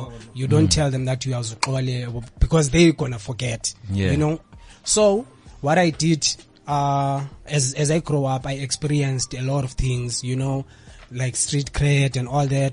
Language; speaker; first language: English; non-native, local second language; Xhosa